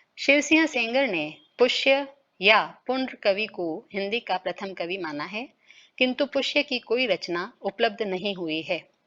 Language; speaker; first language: Hindi; native; Hindi